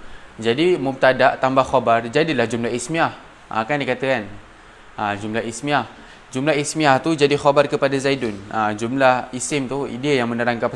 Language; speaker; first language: Malay; native; Malay